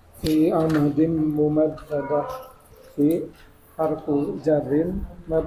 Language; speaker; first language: Arabic; non-native, learner; Indonesian